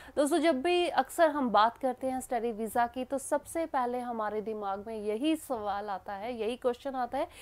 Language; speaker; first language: Hindi; non-native, local second language; Punjabi